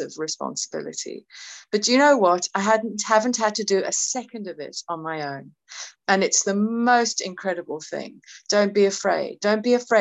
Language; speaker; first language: English; native; English